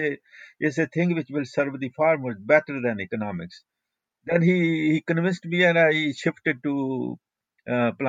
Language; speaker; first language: English; non-native, local second language; Punjabi